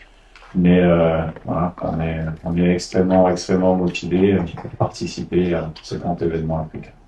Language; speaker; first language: French; non-native, fluent; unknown